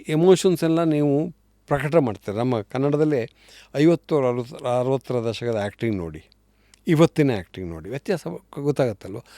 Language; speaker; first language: Kannada; native; Kannada